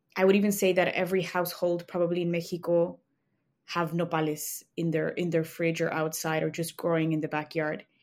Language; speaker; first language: English; non-native, fluent; Spanish